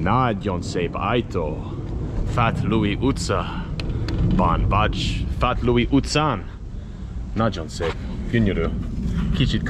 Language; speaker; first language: Hungarian; non-native, learner; English